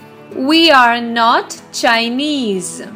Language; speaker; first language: English; non-native, fluent; Russian